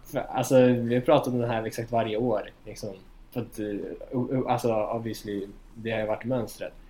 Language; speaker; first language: Swedish; native; Swedish